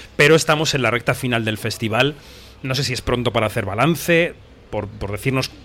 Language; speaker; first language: Spanish; native; Spanish